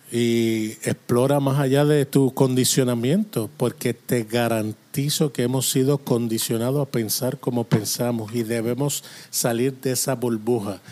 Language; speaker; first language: Spanish; non-native, fluent; English